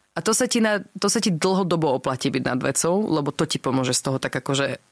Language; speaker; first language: Slovak; early bilingual, other home language; English